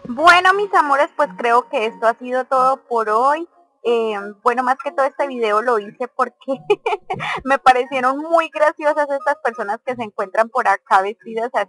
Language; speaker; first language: Spanish; native; Spanish